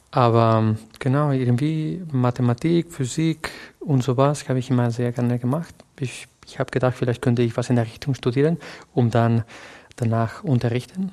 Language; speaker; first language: German; non-native, fluent; Catalan